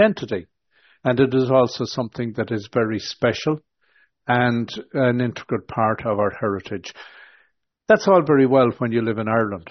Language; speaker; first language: English; native; English